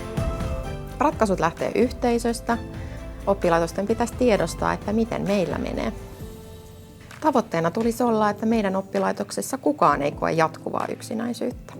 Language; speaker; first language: Finnish; native; Finnish